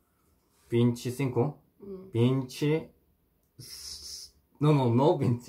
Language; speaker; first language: Portuguese; non-native, learner; Korean